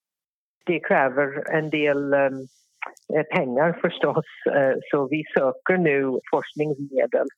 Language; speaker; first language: Swedish; non-native, fluent; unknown